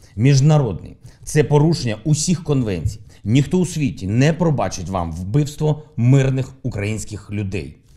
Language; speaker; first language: Ukrainian; non-native, local second language; Russian